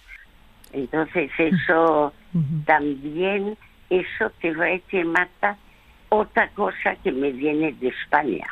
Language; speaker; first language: Spanish; early bilingual, other home language; French